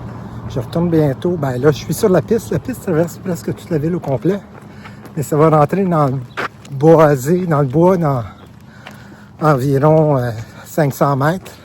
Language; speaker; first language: French; native; French